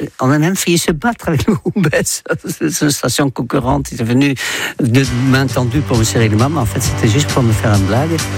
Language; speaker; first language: French; non-native, fluent; Dutch